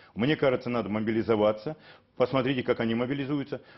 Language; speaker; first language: Russian; native; Russian